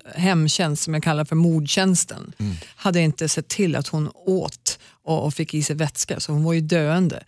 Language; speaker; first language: Swedish; native; Swedish